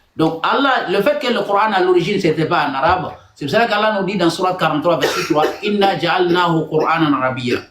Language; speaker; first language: French; non-native, local second language; Bambara